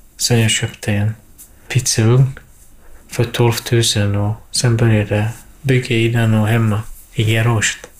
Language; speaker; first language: Swedish; non-native, fluent; Kurdish